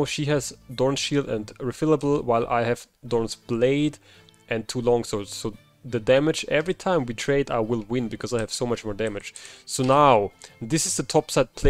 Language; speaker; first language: English; non-native, fluent; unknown